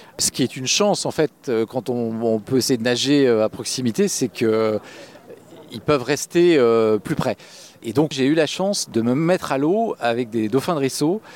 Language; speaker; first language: French; native; French